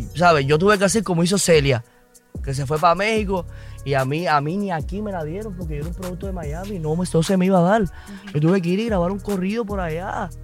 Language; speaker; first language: Spanish; native; Spanish